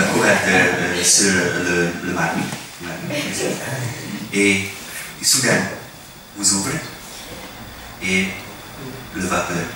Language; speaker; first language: French; non-native, fluent; Hungarian